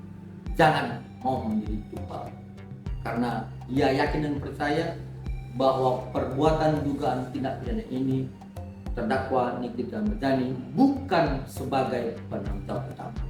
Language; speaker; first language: Indonesian; native; Indonesian